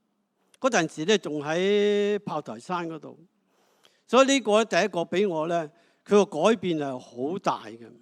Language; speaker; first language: Cantonese; native; Cantonese